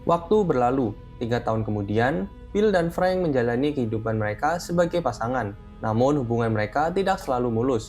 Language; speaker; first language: Indonesian; native; Indonesian